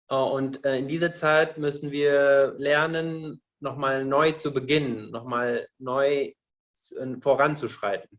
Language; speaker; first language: German; non-native, fluent; Indonesian